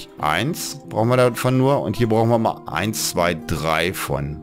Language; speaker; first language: German; native; German